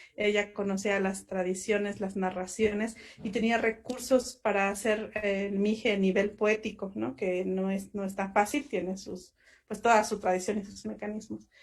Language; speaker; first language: Spanish; non-native, local second language; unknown